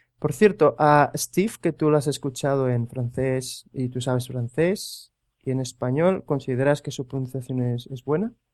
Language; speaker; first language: Spanish; native; Spanish